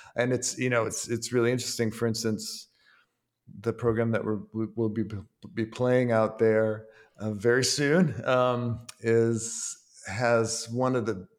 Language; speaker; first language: English; native; English